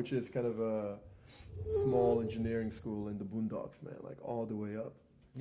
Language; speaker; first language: English; non-native, local second language; Igbo